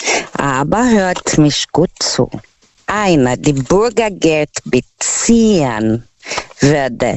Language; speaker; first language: German; non-native, fluent; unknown